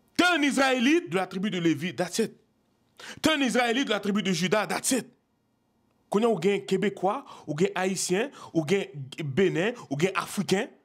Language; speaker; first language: French; native; French